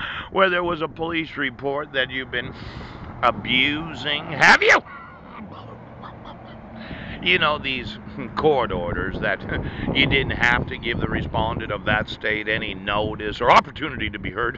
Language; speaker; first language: English; native; English